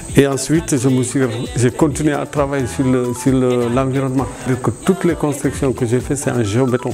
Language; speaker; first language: French; non-native, local second language; Fula